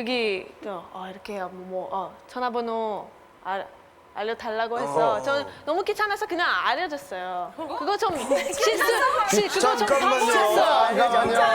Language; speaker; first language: Korean; non-native, fluent; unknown